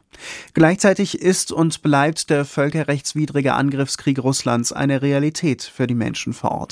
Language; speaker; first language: German; native; German